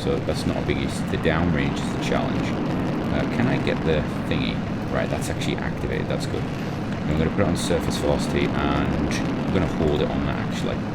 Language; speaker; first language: English; native; English